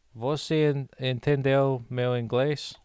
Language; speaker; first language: Portuguese; non-native, learner; English